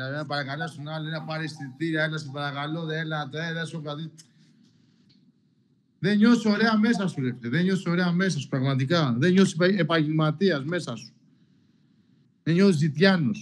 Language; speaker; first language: Greek; non-native, local second language; Albanian